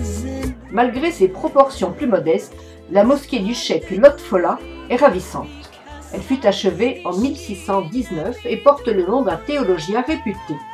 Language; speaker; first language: French; native; French